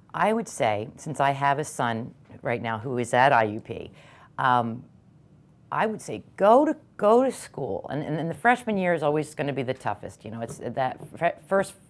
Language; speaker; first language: English; native; English